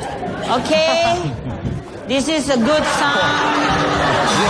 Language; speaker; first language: English; non-native, learner; Indonesian